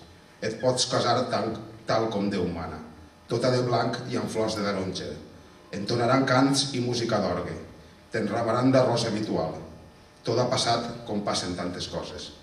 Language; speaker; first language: Catalan; native; Catalan